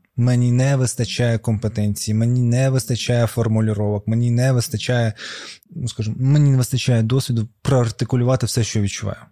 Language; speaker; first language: Ukrainian; non-native, local second language; Russian